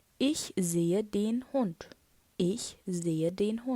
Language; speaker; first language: German; non-native, fluent; Turkish